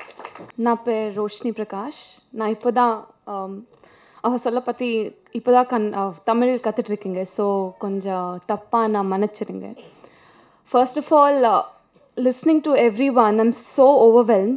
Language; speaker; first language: Tamil; non-native, learner; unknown